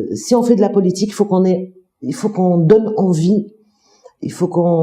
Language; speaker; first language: French; non-native, local second language; Arabic